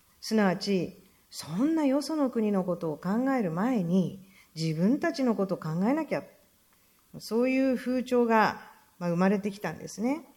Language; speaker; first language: Japanese; native; Japanese